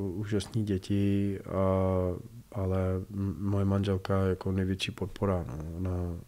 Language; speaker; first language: Czech; non-native, fluent; English